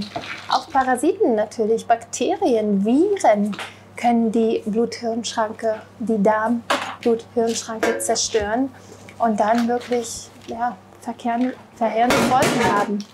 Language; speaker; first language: German; native; German